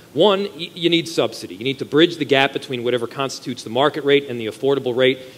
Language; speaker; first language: English; native; English